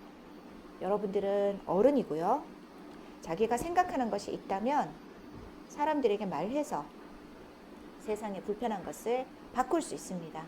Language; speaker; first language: Korean; native; Korean